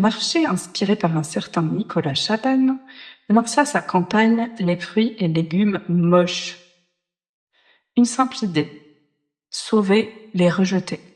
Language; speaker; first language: French; native; French